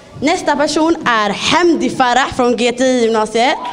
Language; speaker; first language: Swedish; early bilingual, other home language; Somali